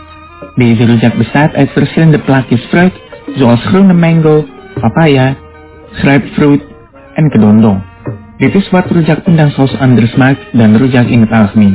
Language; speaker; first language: Dutch; non-native, fluent; Indonesian